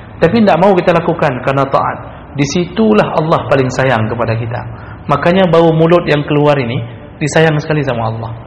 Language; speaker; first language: Malay; non-native, local second language; Achinese